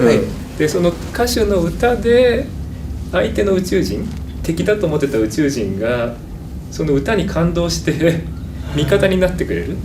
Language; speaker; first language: Japanese; native; Japanese